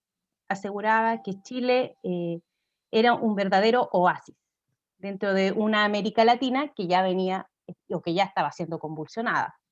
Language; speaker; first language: Spanish; native; Spanish